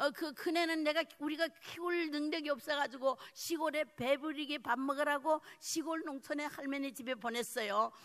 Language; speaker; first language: Korean; early bilingual, heritage; Korean